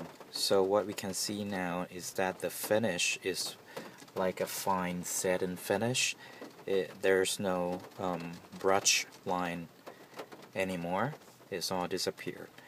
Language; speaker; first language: English; non-native, fluent; Thai